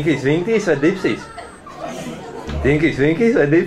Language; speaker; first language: Latvian; native; Latvian